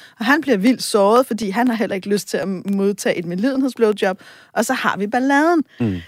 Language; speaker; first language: Danish; native; Danish